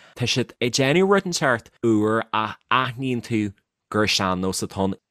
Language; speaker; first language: Irish; native; Irish